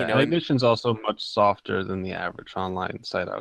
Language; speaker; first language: English; native; English